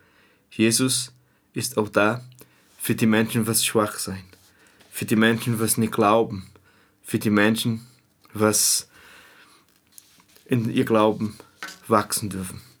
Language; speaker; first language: German; non-native, fluent; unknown